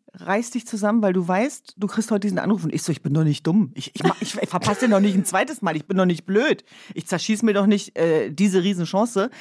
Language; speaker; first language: German; early bilingual, other home language; Kurdish